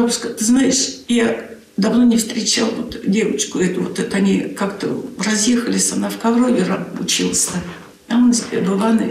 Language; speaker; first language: Russian; native; Russian